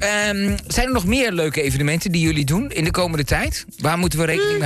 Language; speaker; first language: Dutch; native; Dutch